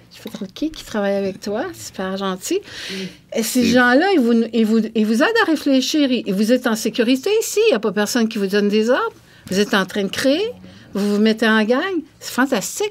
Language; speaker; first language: French; native; French